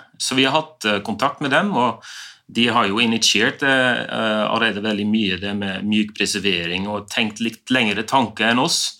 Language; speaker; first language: Norwegian; non-native, fluent; Dutch